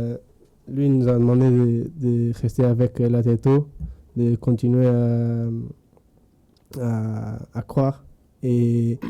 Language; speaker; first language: French; non-native, fluent; Spanish